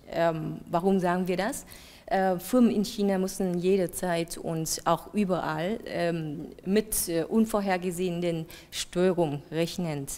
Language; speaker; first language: German; non-native, fluent; Vietnamese